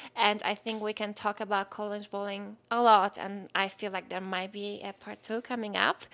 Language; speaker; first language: English; non-native, fluent; Polish